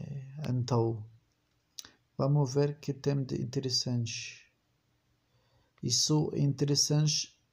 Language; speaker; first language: Portuguese; non-native, fluent; French